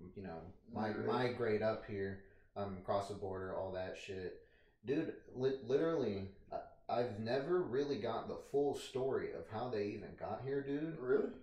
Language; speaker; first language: English; native; English